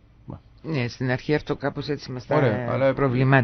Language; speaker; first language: Greek; native; Greek